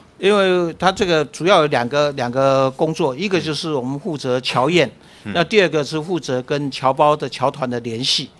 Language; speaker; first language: Chinese; native; Chinese